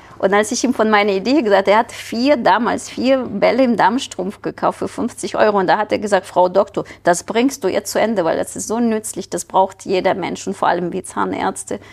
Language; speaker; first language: German; non-native, fluent; Ukrainian